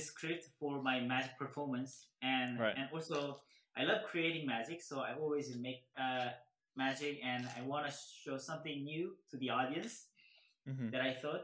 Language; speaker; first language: English; non-native, learner; Korean